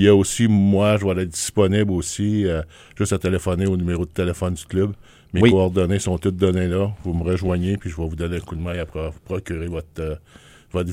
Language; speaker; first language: French; native; French